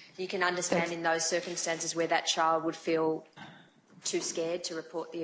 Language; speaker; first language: English; native; English